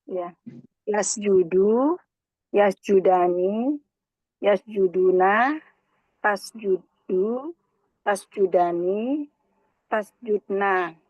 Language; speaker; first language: Arabic; non-native, learner; Indonesian